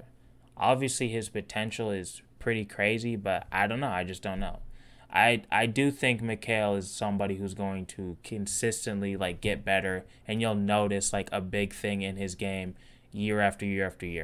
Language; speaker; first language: English; native; English